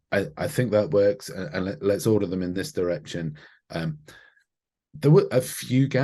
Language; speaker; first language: English; native; English